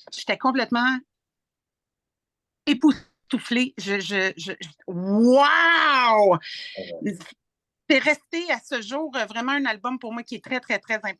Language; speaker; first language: French; native; French